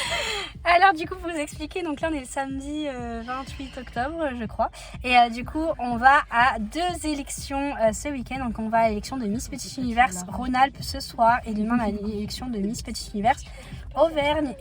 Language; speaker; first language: French; native; French